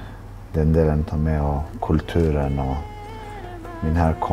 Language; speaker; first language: Swedish; early bilingual, other home language; Albanian